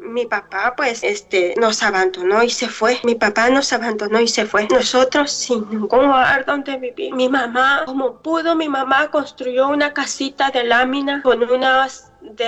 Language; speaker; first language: Spanish; non-native, local second language; Mixtepec Mixtec